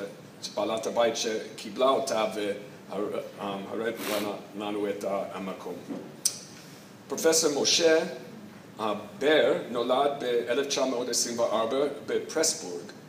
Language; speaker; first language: Hebrew; non-native, fluent; English